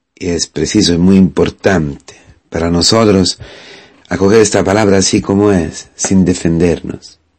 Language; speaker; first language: Spanish; non-native, fluent; Italian